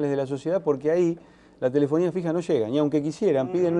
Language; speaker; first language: Spanish; native; Spanish